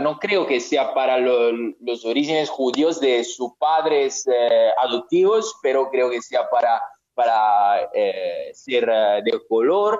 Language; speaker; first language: Spanish; non-native, learner; Italian